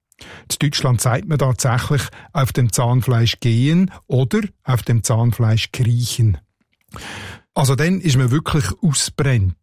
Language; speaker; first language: German; native; German